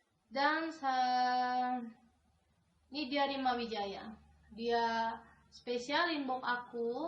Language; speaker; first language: Indonesian; non-native, local second language; Javanese